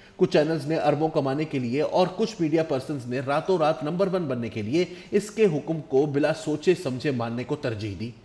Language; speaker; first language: Urdu; non-native, local second language; Pashto